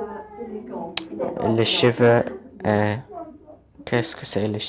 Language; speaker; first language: French; non-native, learner; English